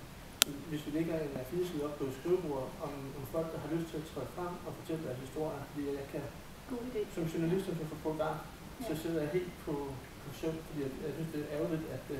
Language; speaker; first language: Danish; native; Danish